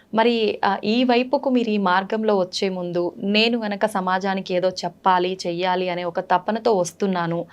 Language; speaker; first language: Telugu; native; Telugu